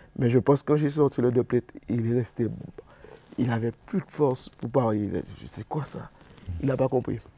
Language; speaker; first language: French; native; French